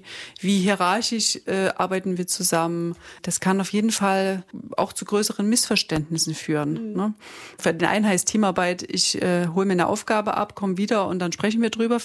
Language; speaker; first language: German; native; German